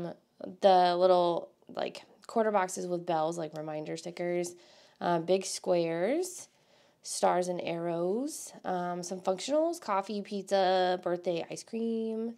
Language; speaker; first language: English; native; English